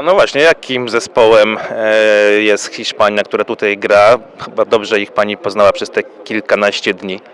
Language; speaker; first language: Polish; native; Polish